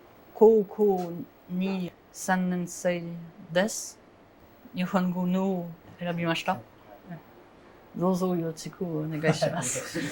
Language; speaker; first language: Japanese; non-native, learner; French